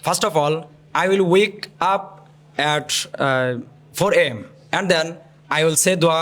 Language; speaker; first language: English; non-native, learner; Bangla